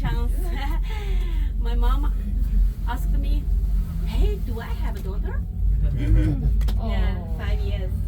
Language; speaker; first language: English; non-native, learner; Chinese